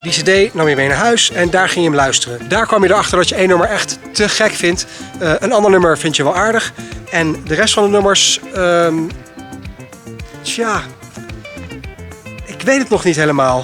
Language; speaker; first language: Dutch; native; Dutch